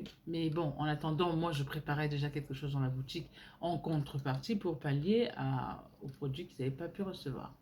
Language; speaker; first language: French; native; French